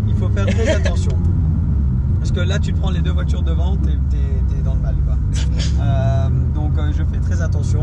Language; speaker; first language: French; native; French